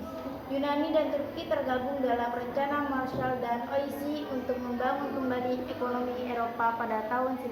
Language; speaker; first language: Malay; non-native, local second language; Madurese